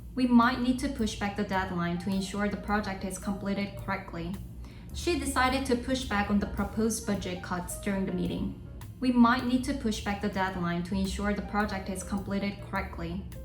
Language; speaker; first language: English; non-native, fluent; Korean